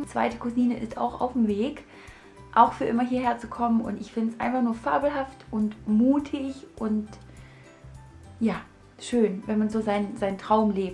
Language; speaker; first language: German; native; German